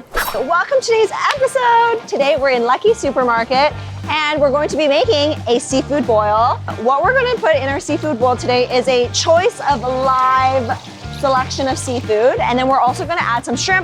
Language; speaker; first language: English; native; English